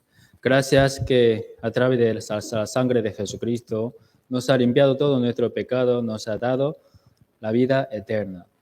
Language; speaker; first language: Spanish; non-native, learner; Chinese